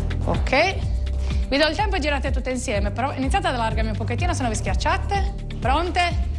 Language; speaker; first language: Italian; native; Italian